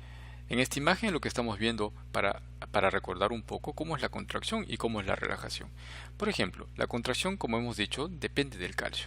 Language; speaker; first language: Spanish; native; Spanish